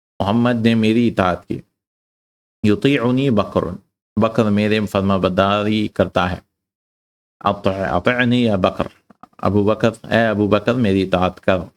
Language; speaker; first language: Urdu; native; Urdu